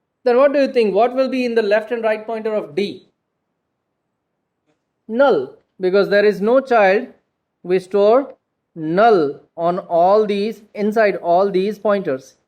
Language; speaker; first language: English; non-native, local second language; Gujarati